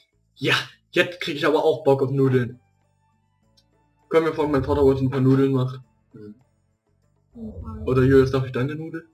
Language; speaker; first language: German; native; German